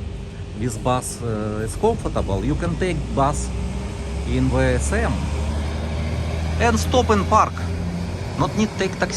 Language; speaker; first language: English; non-native, learner; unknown